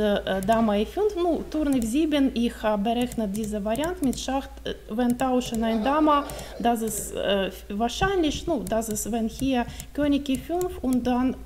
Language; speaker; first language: German; non-native, learner; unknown